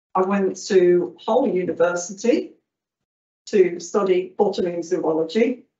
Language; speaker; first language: English; native; English